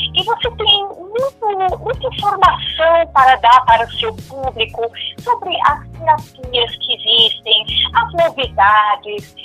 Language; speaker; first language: Portuguese; non-native, local second language; German